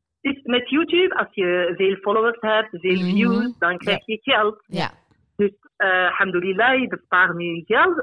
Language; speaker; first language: Dutch; non-native, local second language; French